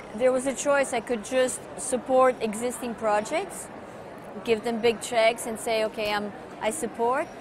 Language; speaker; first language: English; non-native, fluent; Portuguese